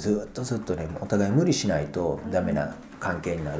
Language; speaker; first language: Japanese; native; Japanese